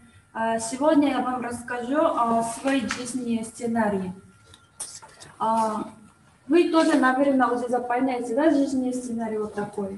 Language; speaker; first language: Russian; non-native, learner; Korean